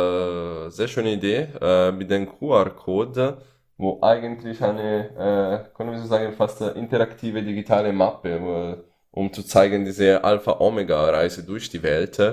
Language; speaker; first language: German; non-native, fluent; Italian